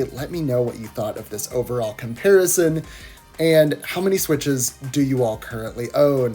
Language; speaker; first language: English; native; English